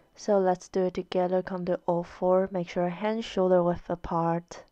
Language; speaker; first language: English; non-native, fluent; Chinese